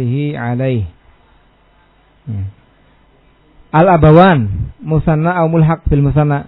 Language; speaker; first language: Arabic; non-native, fluent; Indonesian